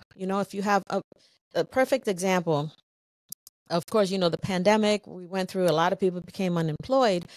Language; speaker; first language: English; native; English